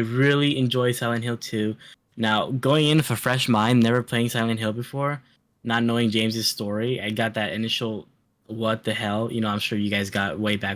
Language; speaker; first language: English; native; English